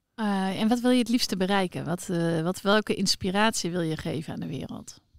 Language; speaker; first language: Dutch; native; Dutch